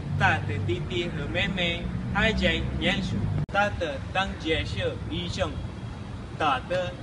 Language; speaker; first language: Chinese; non-native, learner; Malay